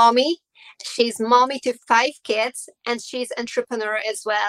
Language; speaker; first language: English; non-native, learner; Polish